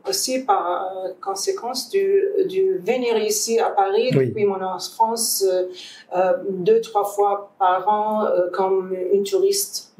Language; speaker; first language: French; non-native, fluent; Arabic